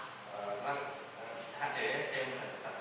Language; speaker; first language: Chinese; non-native, fluent; Vietnamese